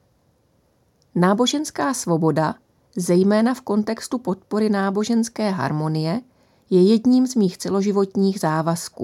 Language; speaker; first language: Czech; native; Czech